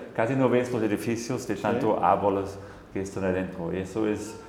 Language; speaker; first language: Spanish; non-native, fluent; German